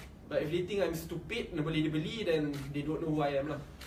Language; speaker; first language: English; non-native, local second language; Malay